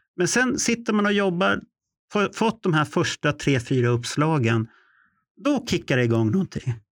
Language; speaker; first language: Swedish; native; Swedish